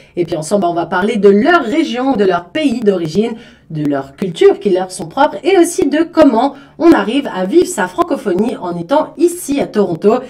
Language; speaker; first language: French; native; French